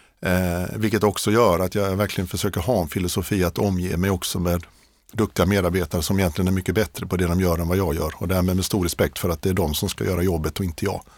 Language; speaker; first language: Swedish; native; Swedish